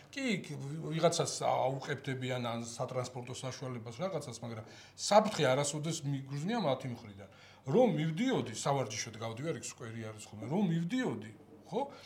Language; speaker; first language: Georgian; native; Georgian